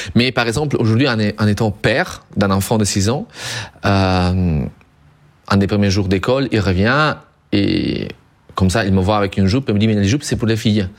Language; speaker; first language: French; non-native, fluent; Italian